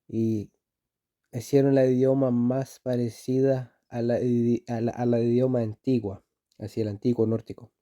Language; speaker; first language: Spanish; non-native, fluent; Icelandic